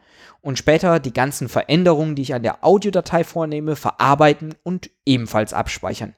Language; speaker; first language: German; native; German